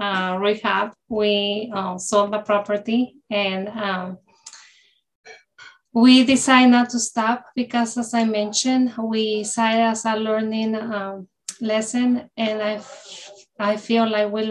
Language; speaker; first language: English; early bilingual, other home language; Spanish